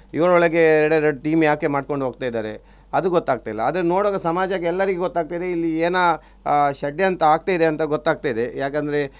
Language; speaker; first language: Kannada; non-native, local second language; Tulu